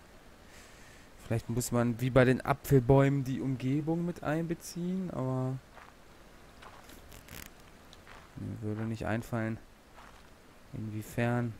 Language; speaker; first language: German; native; German